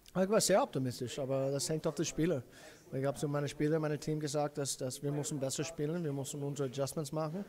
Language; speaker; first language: German; non-native, learner; English